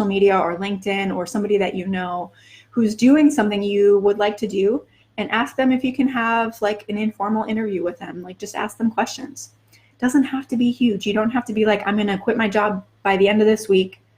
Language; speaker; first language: English; native; English